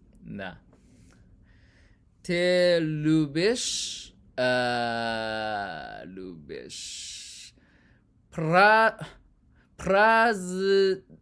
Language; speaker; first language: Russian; non-native, learner; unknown